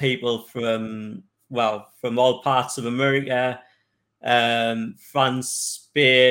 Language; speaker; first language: English; native; English